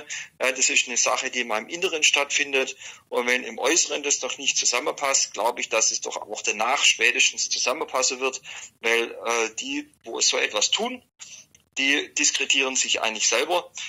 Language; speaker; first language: German; native; German